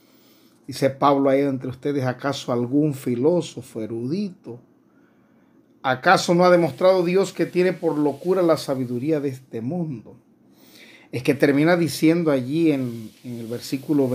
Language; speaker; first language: Spanish; native; Spanish